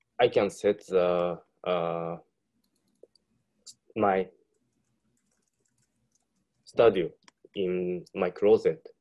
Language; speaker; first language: English; non-native, learner; Japanese